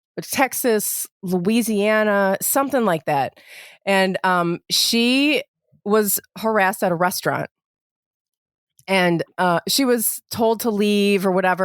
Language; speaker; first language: English; native; English